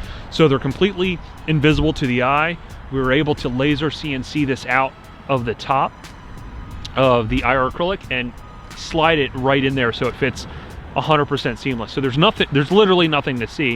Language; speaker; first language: English; native; English